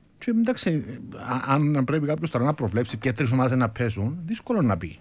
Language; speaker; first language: Greek; native; Greek